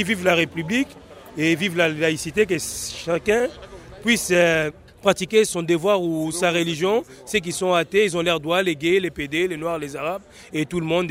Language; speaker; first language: French; early bilingual, other home language; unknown